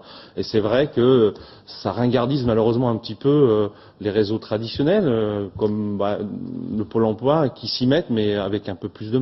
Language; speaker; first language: French; native; French